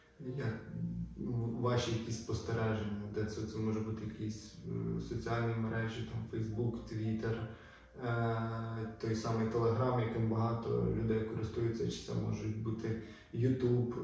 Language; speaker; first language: Ukrainian; native; Ukrainian